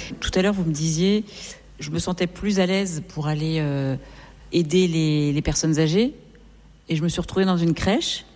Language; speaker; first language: French; native; French